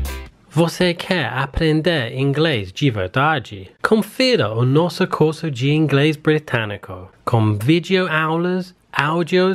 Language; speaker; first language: Portuguese; non-native, learner; English